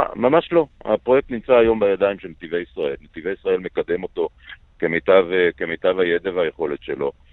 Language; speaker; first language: Hebrew; native; Hebrew